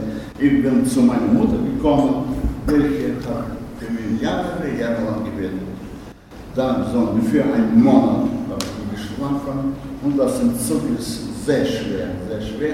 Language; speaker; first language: German; non-native, learner; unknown